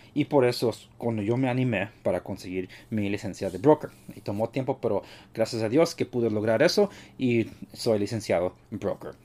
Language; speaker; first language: Spanish; early bilingual, heritage; Spanish